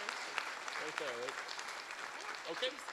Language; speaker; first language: English; native; English